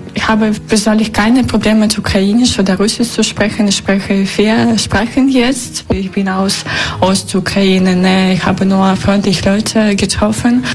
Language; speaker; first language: German; non-native, learner; Russian